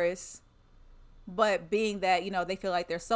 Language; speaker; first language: English; native; English